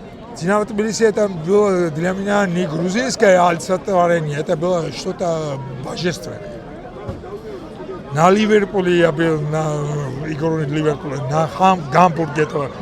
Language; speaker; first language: Russian; non-native, fluent; Georgian